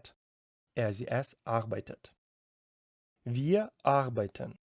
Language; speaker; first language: German; non-native, fluent; Ukrainian